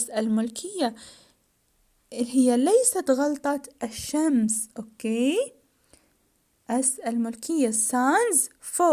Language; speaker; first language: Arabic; native; Arabic